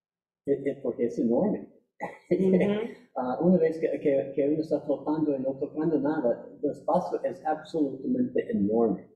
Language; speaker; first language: Spanish; non-native, fluent; English